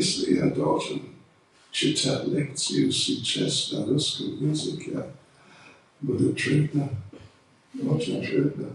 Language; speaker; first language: Russian; non-native, learner; English